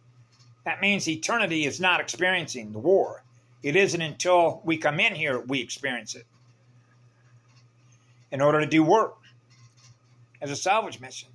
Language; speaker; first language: English; native; English